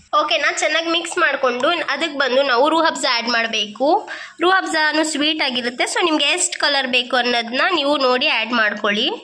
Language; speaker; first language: Kannada; non-native, local second language; Urdu